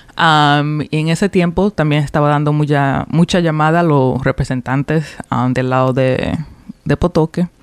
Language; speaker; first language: Spanish; early bilingual, heritage; Spanish